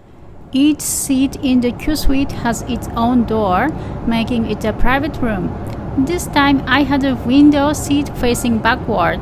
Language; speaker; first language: English; non-native, learner; Japanese